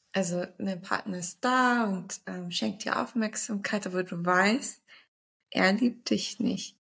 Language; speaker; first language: German; early bilingual, other home language; Turkish